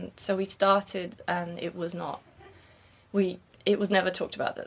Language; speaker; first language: English; non-native, fluent; German